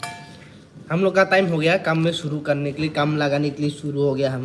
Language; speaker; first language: Hindi; non-native, local second language; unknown